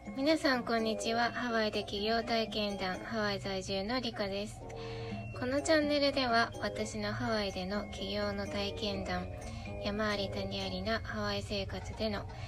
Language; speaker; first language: Japanese; native; Japanese